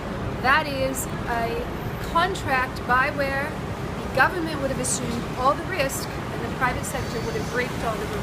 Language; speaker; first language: English; native; English